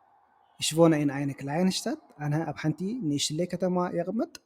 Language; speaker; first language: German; non-native, fluent; Tigrinya